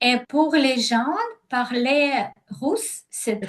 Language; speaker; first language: French; non-native, learner; Ukrainian